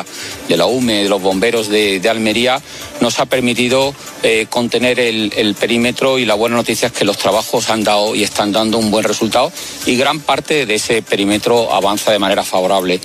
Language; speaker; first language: Spanish; native; Spanish